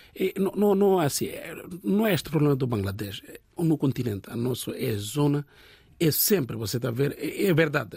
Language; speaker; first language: Portuguese; non-native, learner; Bangla